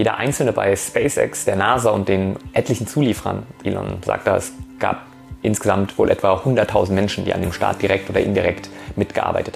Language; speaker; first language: German; native; German